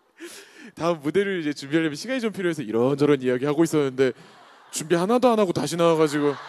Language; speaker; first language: Korean; native; Korean